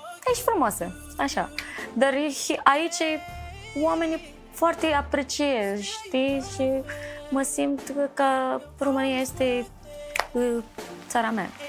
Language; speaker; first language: Romanian; non-native, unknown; Filipino